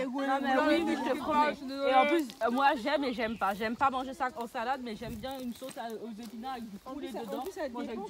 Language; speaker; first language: French; native; French